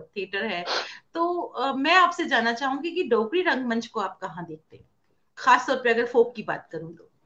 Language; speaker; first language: Hindi; native; Hindi